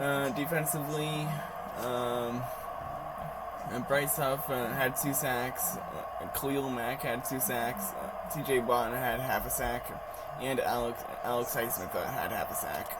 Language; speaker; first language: English; native; English